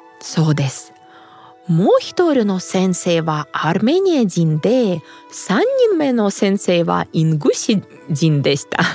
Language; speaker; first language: Japanese; non-native, fluent; Russian